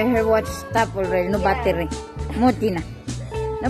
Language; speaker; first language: English; non-native, local second language; Filipino